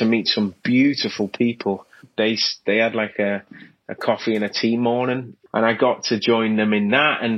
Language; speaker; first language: English; native; English